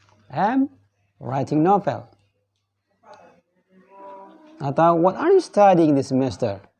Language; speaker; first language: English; non-native, fluent; Indonesian